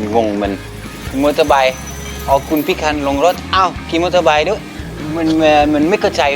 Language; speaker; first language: Thai; non-native, learner; French